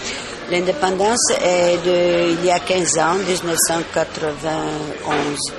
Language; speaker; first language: French; non-native, fluent; Italian